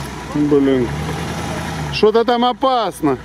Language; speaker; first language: Russian; native; Russian